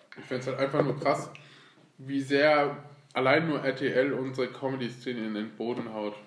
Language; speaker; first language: German; early bilingual, other home language; Turkish